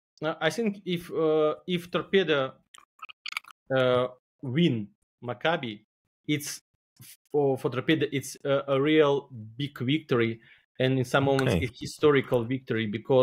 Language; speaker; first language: English; non-native, learner; Belarusian